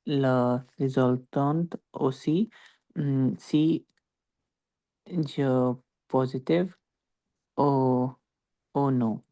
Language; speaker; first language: French; non-native, learner; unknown